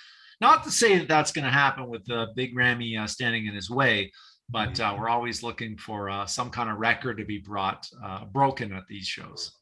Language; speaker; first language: English; native; English